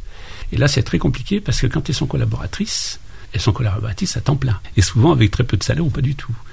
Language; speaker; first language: French; native; French